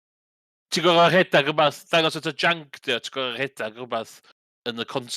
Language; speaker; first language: Welsh; native; Welsh